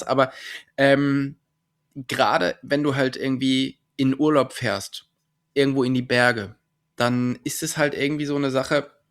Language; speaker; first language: German; native; German